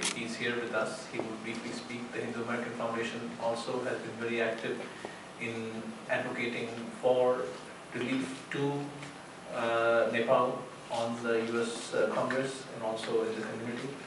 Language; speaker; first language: English; non-native, local second language; Gujarati